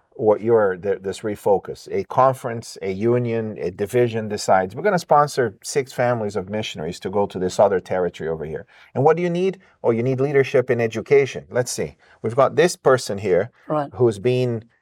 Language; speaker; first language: English; native; English